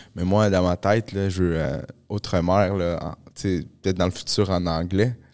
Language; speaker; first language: French; early bilingual, other home language; Spanish